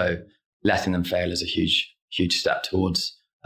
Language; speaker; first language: English; native; English